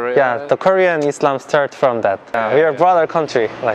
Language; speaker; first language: English; non-native, local second language; Korean